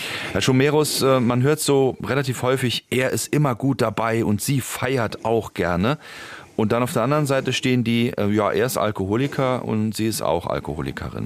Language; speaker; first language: German; native; German